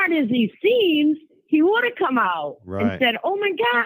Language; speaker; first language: English; native; English